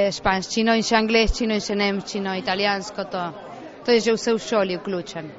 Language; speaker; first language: Slovenian; early bilingual, heritage; Slovenian